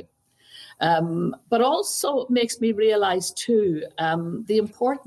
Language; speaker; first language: English; native; English